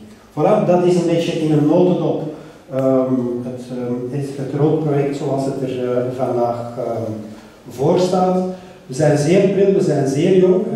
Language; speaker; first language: Dutch; native; Dutch